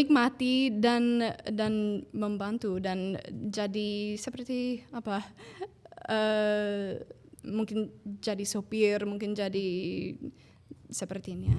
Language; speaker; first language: Indonesian; non-native, fluent; English